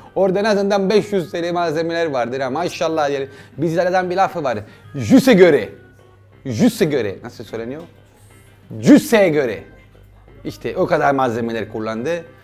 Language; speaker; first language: Turkish; non-native, fluent; Italian